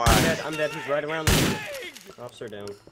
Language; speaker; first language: English; native; English